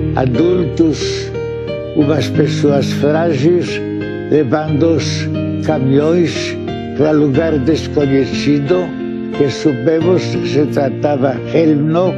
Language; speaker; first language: Portuguese; non-native, fluent; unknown